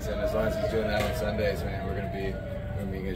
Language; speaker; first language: English; native; English